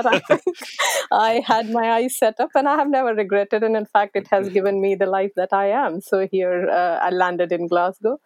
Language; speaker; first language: English; non-native, local second language; Hindi